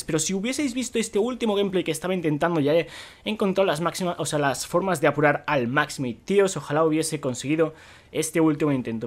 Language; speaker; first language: Spanish; native; Spanish